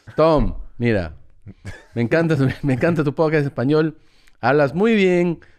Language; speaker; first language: Spanish; early bilingual, heritage; Spanish